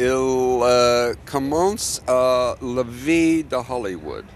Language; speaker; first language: French; non-native, learner; English